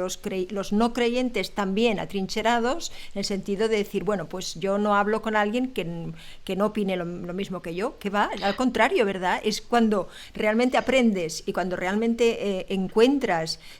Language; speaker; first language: Spanish; native; Spanish